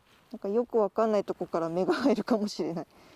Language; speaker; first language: Japanese; native; Japanese